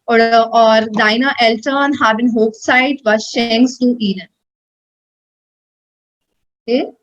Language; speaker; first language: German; non-native, learner; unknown